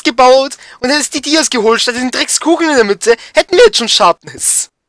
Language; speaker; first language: German; native; German